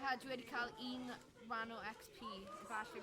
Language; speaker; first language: Welsh; non-native, local second language; English